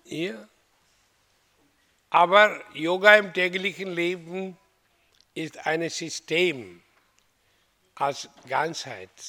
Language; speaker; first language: German; non-native, learner; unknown